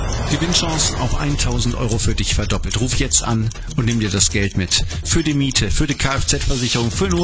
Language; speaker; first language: German; native; German